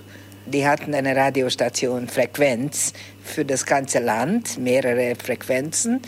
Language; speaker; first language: German; early bilingual, heritage; Hungarian